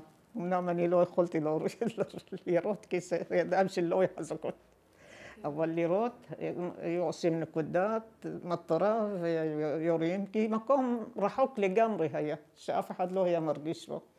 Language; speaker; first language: Hebrew; non-native, fluent; Arabic